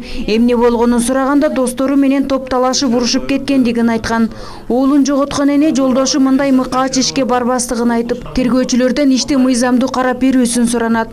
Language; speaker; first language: Kyrgyz; native; Kyrgyz